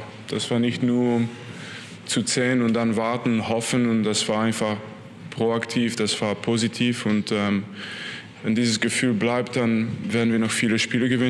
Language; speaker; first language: German; non-native, fluent; French